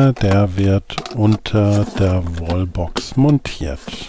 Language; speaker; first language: German; native; German